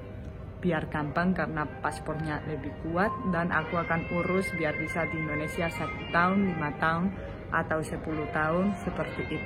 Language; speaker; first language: Indonesian; non-native, fluent; Spanish